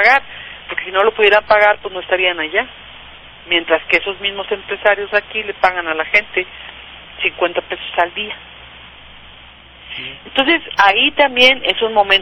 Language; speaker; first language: Spanish; native; Spanish